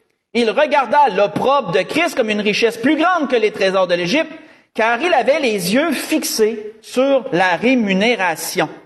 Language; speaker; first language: French; native; French